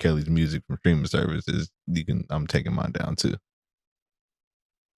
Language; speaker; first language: English; native; English